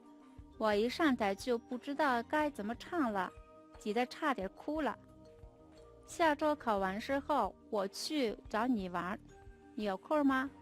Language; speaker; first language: Chinese; non-native, fluent; Mongolian